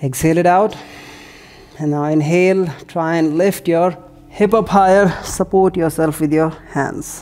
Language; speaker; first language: English; non-native, local second language; Hindi